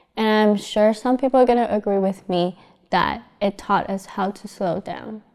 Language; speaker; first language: English; non-native, fluent; Chinese